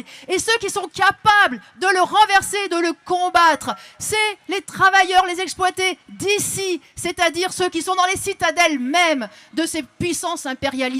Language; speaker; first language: French; native; French